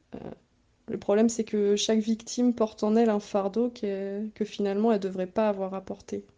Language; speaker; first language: French; native; French